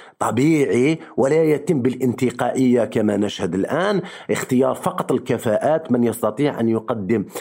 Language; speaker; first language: Arabic; native; Arabic